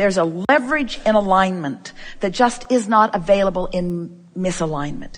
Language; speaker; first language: English; native; English